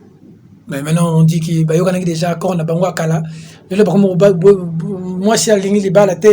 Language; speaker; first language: French; non-native, local second language; Lingala